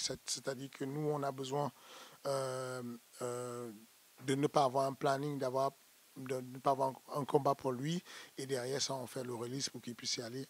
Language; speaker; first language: French; native; French